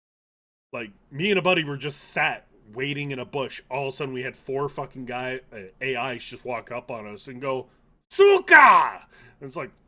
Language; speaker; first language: English; native; English